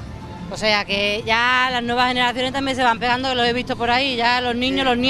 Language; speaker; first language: Spanish; native; Spanish